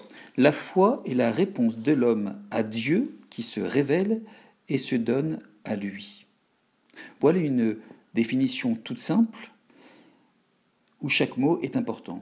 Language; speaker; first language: French; native; French